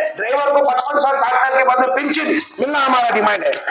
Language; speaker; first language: Hindi; non-native, local second language; Telugu